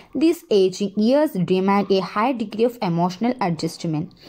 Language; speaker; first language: English; non-native, local second language; Malayalam